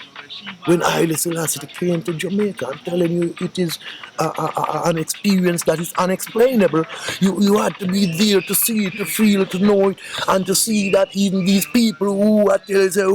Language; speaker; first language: English; native; English